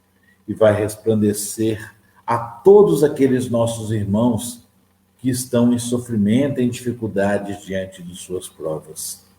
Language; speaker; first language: Portuguese; native; Portuguese